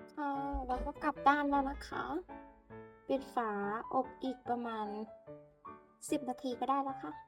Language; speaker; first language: Thai; non-native, local second language; Northeastern Thai